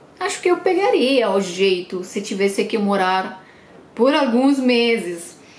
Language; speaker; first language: Portuguese; non-native, fluent; Romanian